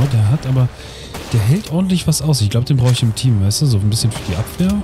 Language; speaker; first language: German; native; German